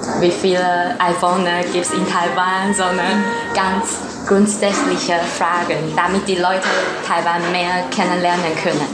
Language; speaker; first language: German; non-native, learner; Chinese